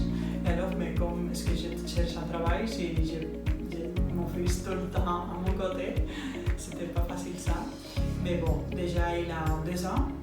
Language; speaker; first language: French; non-native, fluent; Spanish